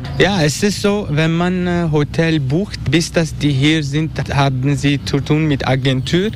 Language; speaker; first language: German; non-native, learner; Turkish